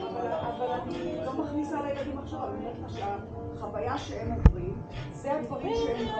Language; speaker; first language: Hebrew; native; Hebrew